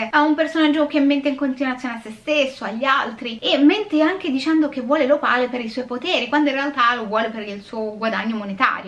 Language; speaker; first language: Italian; native; Italian